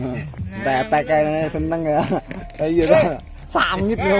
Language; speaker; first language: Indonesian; non-native, local second language; Javanese